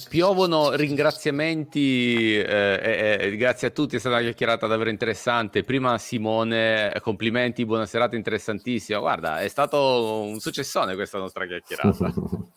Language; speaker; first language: Italian; native; Italian